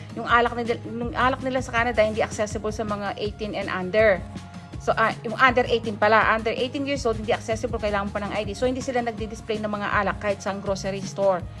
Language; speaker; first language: Filipino; non-native, local second language; Pampanga